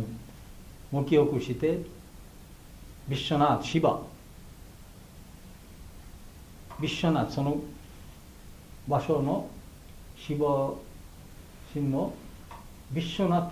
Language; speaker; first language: Japanese; non-native, fluent; Bangla